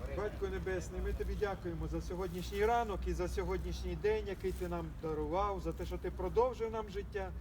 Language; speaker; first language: Ukrainian; non-native, local second language; Russian